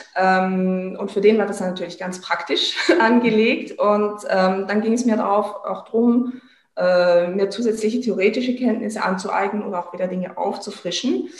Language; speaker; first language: German; non-native, fluent; French